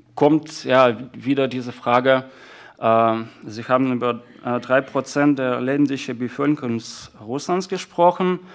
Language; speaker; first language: German; non-native, fluent; Russian